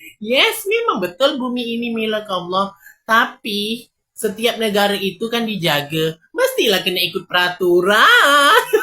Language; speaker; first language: Malay; native; Malay